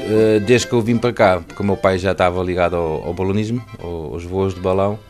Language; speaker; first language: Portuguese; non-native, fluent; Dutch